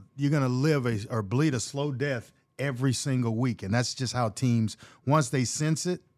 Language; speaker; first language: English; native; English